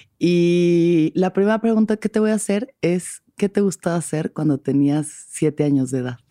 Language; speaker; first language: Spanish; native; Spanish